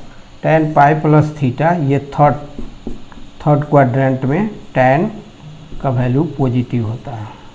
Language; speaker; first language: Hindi; native; Hindi